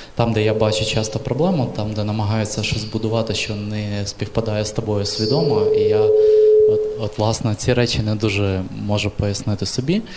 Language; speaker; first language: Ukrainian; native; Ukrainian